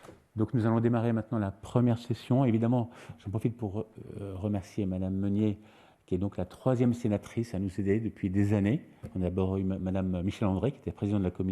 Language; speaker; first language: French; native; French